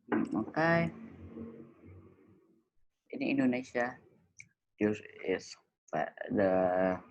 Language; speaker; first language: English; non-native, learner; Indonesian